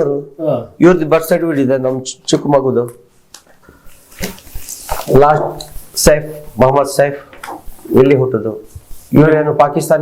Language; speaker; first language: Kannada; non-native, local second language; Telugu